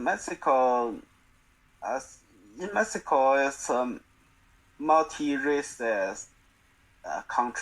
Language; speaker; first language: English; non-native, learner; Chinese